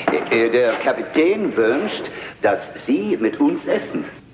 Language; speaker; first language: German; non-native, learner; English